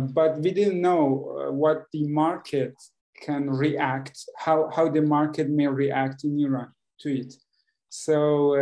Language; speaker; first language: English; non-native, fluent; Persian